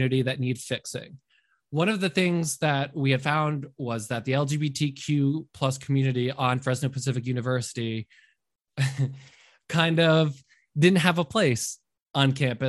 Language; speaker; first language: English; native; English